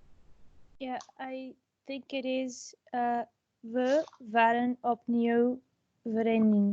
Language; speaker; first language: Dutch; non-native, learner; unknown